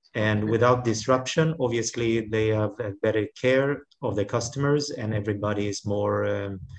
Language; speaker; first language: English; non-native, fluent; Swedish